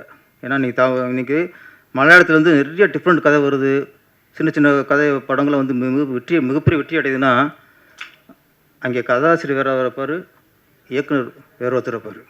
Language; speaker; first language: Tamil; native; Tamil